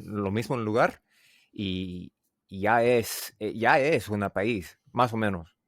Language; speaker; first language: Spanish; non-native, learner; English